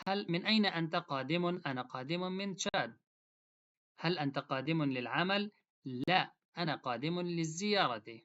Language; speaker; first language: Arabic; non-native, fluent; Pashto